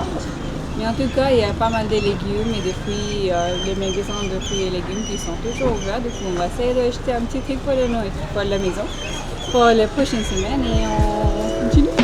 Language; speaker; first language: French; non-native, fluent; Hindi